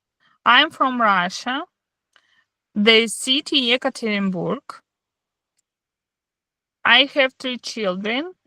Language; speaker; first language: English; non-native, learner; Russian